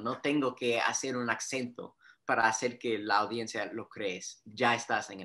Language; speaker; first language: Spanish; early bilingual, heritage; Spanish